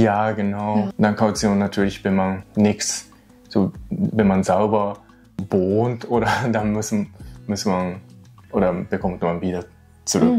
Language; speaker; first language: German; non-native, learner; Japanese